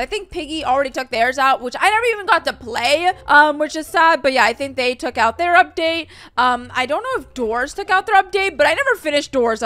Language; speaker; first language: English; native; English